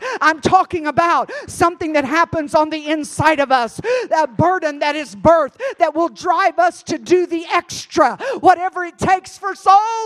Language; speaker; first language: English; native; English